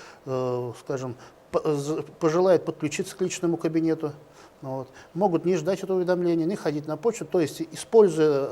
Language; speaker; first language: Russian; native; Russian